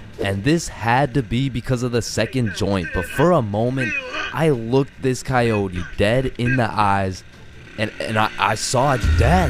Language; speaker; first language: English; native; English